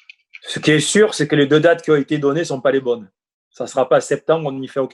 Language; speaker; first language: French; native; French